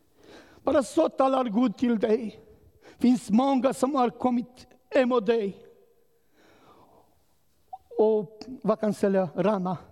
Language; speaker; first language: Swedish; non-native, learner; Romanian